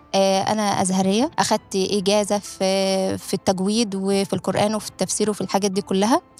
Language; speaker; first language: Arabic; native; Arabic